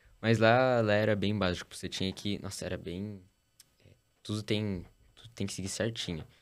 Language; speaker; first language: Portuguese; early bilingual, heritage; Portuguese